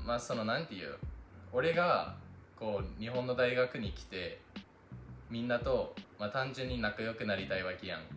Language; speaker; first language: Japanese; non-native, fluent; English